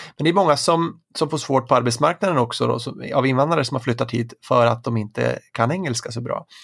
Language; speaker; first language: Swedish; native; Swedish